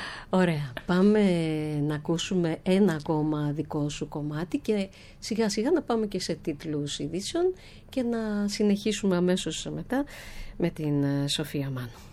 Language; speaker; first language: Greek; native; Greek